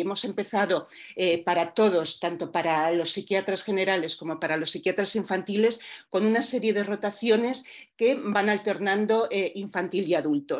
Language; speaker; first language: Spanish; native; Spanish